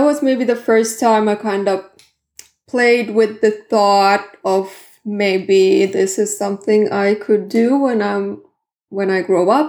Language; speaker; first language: English; non-native, fluent; Swedish